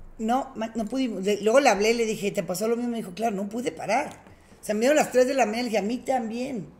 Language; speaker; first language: Spanish; native; Spanish